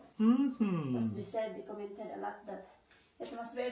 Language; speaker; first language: English; non-native, local second language; Filipino